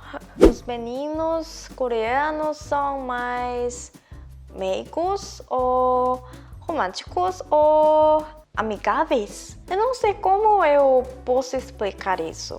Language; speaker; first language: Portuguese; non-native, fluent; Korean